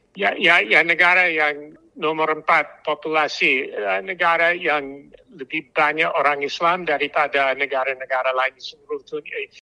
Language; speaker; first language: Indonesian; non-native, fluent; English